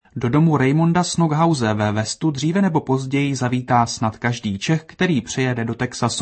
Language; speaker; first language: Czech; native; Czech